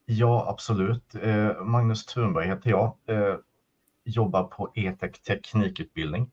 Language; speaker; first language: Swedish; native; Swedish